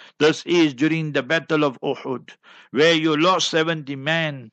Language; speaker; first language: English; native; English